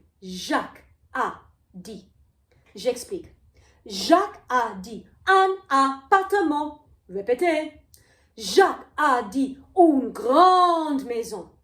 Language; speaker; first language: French; non-native, fluent; English